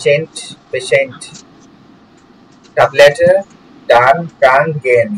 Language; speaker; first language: German; non-native, learner; Bangla